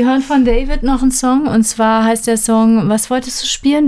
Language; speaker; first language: German; native; German